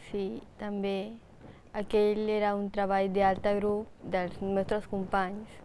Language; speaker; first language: Catalan; non-native, local second language; Spanish